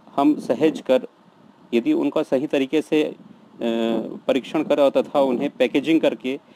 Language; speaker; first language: Hindi; native; Hindi